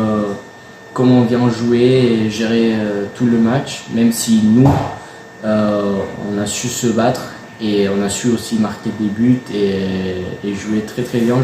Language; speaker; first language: French; non-native, fluent; Spanish